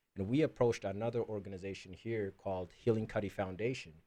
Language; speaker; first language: English; early bilingual, other home language; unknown